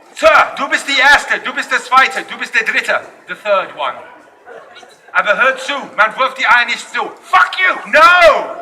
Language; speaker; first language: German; non-native, fluent; English